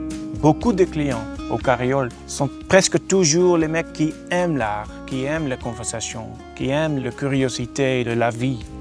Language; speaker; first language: French; non-native, learner; Dutch